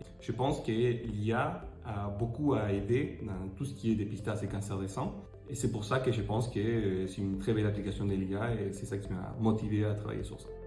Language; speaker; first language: French; non-native, fluent; Spanish